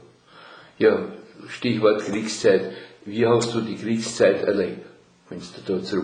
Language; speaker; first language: German; native; German